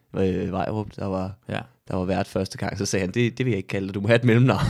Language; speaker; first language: Danish; native; Danish